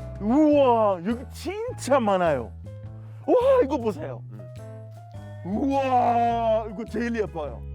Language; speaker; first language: Korean; non-native, learner; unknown